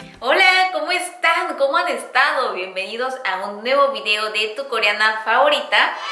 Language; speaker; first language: Spanish; non-native, fluent; Korean